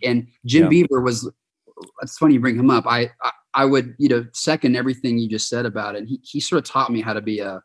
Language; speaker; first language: English; native; English